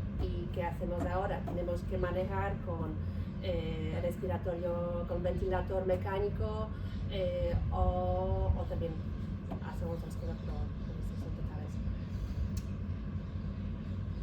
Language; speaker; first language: Spanish; non-native, learner; Polish